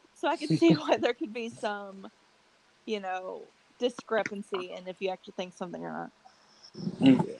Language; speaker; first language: English; native; English